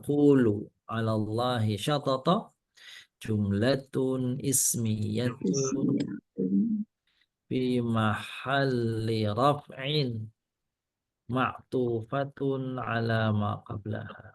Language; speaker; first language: Arabic; non-native, fluent; Indonesian